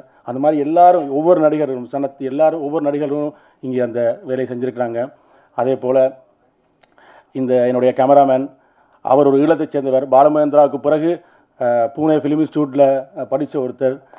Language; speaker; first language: Tamil; native; Tamil